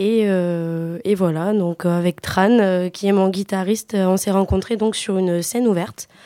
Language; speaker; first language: French; native; French